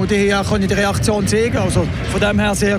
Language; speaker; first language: German; native; German